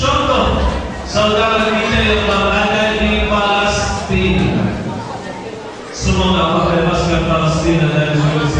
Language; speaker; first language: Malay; non-native, fluent; Arabic